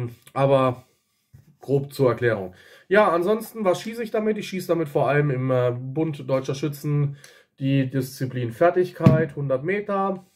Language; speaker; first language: German; native; German